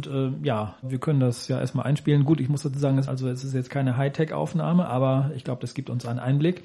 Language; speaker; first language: German; native; German